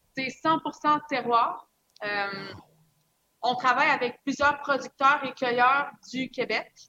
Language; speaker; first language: French; native; French